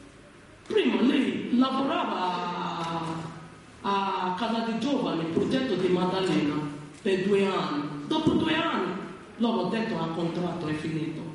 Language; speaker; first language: Italian; non-native, learner; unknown